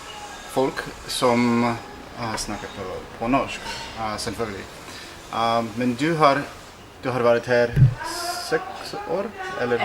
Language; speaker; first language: Norwegian; non-native, learner; Spanish